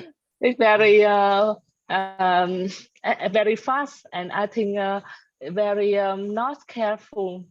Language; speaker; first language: English; non-native, learner; Vietnamese